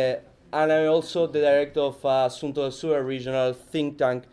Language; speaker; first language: English; non-native, fluent; Spanish